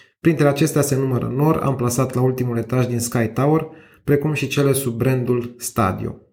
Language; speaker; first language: Romanian; native; Romanian